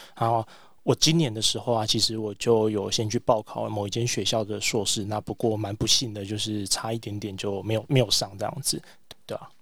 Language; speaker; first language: Chinese; native; Chinese